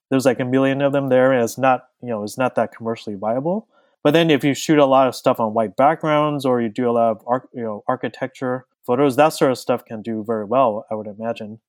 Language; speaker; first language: English; native; English